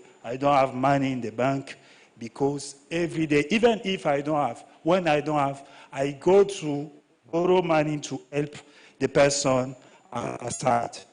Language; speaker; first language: English; non-native, learner; French